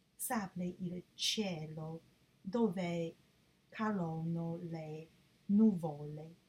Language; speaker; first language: Italian; non-native, learner; Chinese